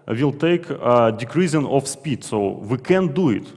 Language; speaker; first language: English; non-native, fluent; Russian